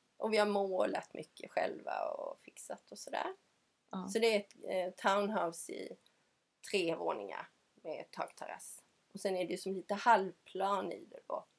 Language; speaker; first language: Swedish; native; Swedish